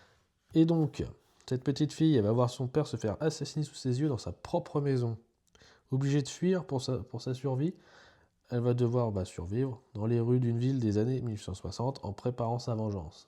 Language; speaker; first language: French; native; French